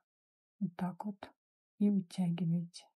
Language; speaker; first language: Russian; native; Russian